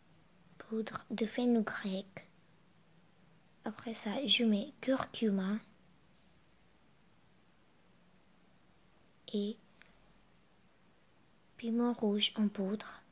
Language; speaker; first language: French; non-native, learner; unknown